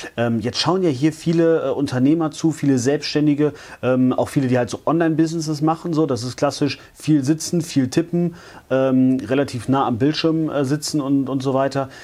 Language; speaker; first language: German; native; German